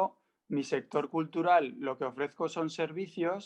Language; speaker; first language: Spanish; native; Spanish